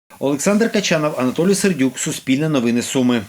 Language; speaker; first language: Ukrainian; native; Ukrainian